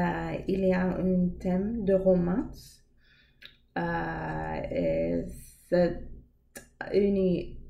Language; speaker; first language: French; non-native, learner; English